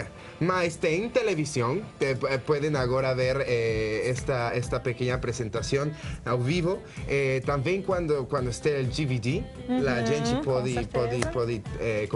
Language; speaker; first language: Portuguese; non-native, learner; Spanish